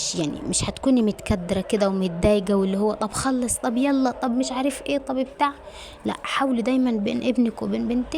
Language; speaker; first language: Arabic; native; Arabic